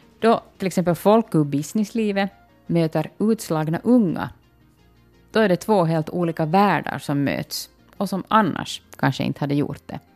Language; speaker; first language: Swedish; native; Swedish